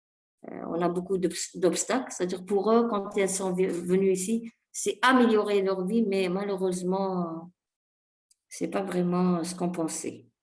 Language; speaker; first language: French; non-native, fluent; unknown